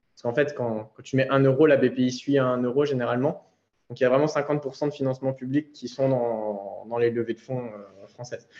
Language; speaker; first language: French; native; French